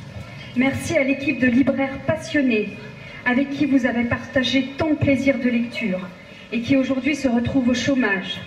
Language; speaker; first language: French; native; French